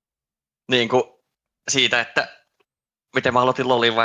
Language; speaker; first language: Finnish; native; Finnish